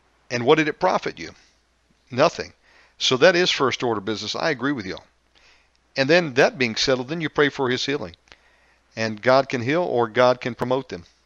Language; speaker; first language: English; native; English